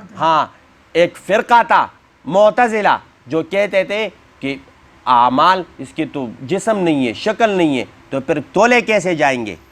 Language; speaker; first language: Urdu; non-native, local second language; Pashto